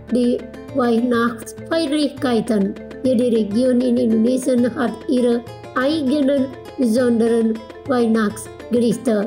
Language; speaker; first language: German; non-native, fluent; Indonesian